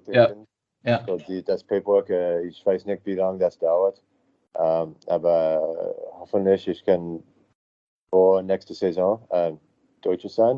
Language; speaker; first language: German; non-native, learner; English